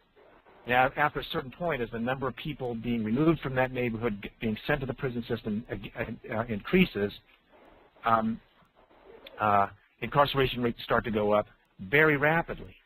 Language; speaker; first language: English; native; English